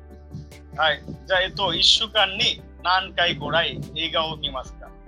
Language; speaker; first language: Japanese; non-native, fluent; Bangla